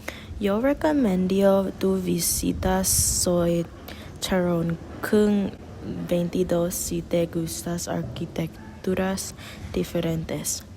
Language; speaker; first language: Spanish; non-native, learner; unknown